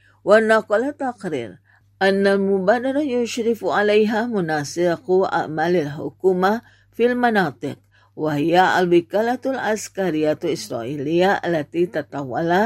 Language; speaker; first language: Arabic; non-native, fluent; Indonesian